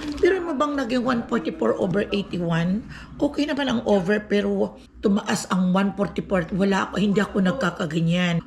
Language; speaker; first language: Filipino; non-native, local second language; Aklanon